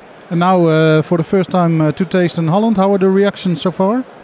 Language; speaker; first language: English; non-native, fluent; Dutch